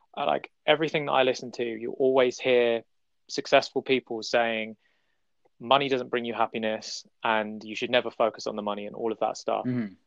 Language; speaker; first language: English; native; English